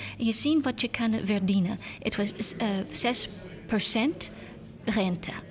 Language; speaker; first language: Dutch; non-native, learner; English